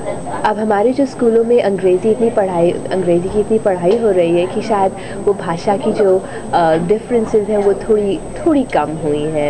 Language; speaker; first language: Hindi; native; Hindi